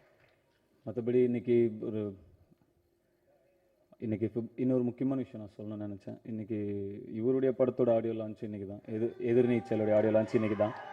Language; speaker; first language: Tamil; native; Tamil